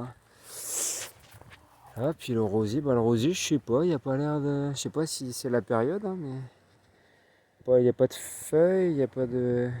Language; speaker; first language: French; native; French